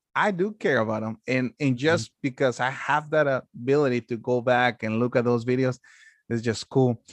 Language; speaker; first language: English; non-native, fluent; Spanish